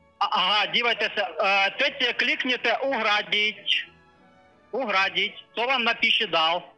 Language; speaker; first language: Czech; non-native, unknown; Ukrainian